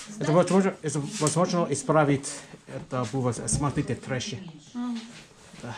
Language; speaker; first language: Russian; non-native, learner; English